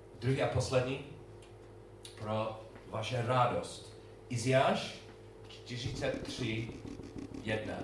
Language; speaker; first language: Czech; non-native, learner; English